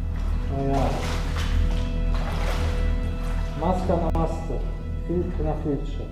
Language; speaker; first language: Polish; native; Polish